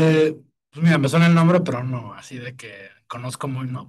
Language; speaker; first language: Spanish; native; Spanish